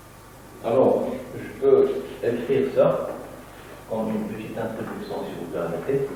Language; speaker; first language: French; non-native, local second language; Arabic